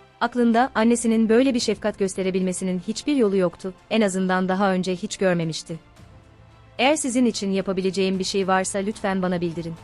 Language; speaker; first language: Turkish; native; Turkish